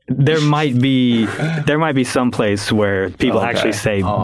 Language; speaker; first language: English; native; English